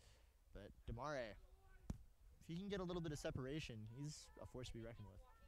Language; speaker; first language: English; native; English